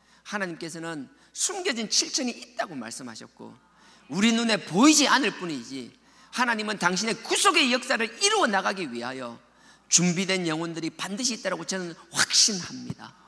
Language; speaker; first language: Korean; native; Korean